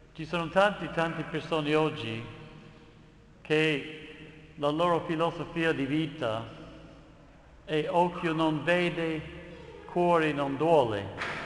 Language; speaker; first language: Italian; non-native, fluent; English